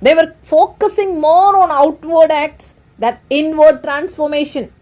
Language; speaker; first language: English; non-native, local second language; Malayalam